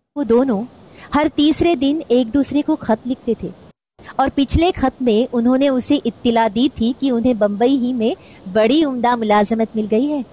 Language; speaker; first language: Urdu; non-native, local second language; Marathi